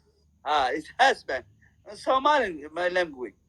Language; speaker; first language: English; non-native, learner; Somali